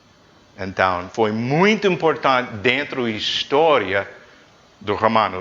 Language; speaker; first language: Portuguese; non-native, fluent; English